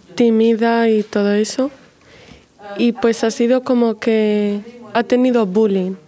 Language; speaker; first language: Spanish; native; Spanish